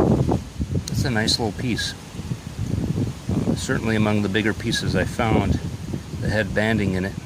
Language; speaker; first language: English; native; English